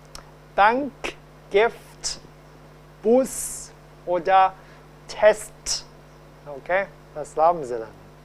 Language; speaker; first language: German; non-native, fluent; Cantonese